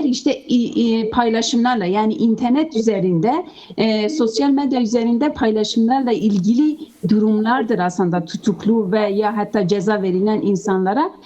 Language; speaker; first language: Turkish; non-native, fluent; Kurdish